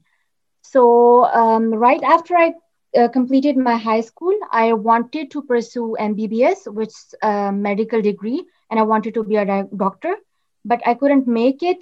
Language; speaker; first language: English; non-native, local second language; Urdu